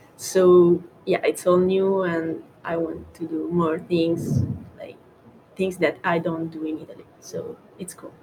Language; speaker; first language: English; non-native, fluent; Italian